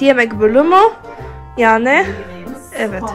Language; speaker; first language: Turkish; non-native, learner; Polish